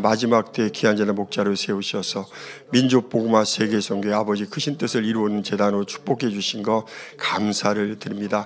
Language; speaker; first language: Korean; native; Korean